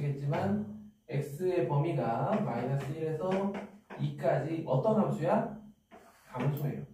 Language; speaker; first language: Korean; native; Korean